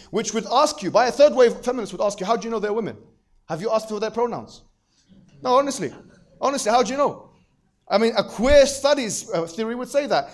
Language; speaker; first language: English; native; English